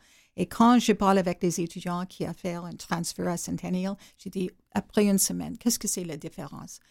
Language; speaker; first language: French; non-native, learner; English